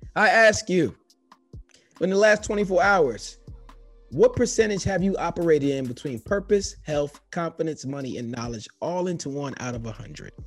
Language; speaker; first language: English; native; English